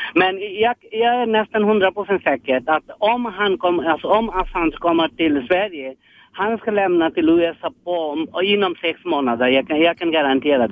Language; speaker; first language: Swedish; non-native, fluent; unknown